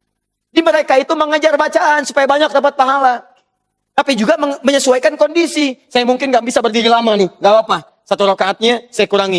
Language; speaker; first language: Indonesian; native; Indonesian